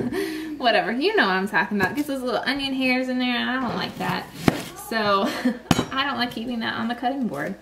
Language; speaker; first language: English; native; English